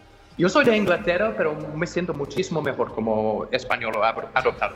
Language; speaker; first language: Spanish; non-native, fluent; English